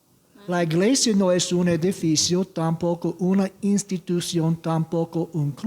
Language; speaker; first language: Spanish; non-native, learner; English